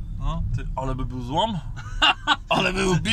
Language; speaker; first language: Polish; native; Polish